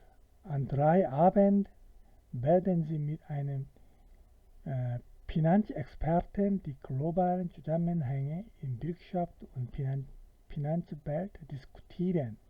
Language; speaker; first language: German; non-native, fluent; Korean